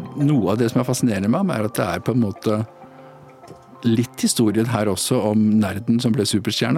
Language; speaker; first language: Norwegian; native; Norwegian